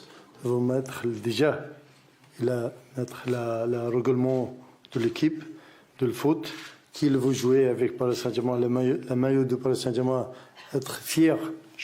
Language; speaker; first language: French; non-native, learner; Arabic